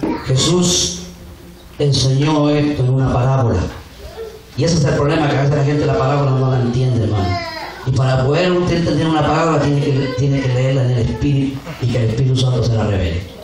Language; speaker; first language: Spanish; native; Spanish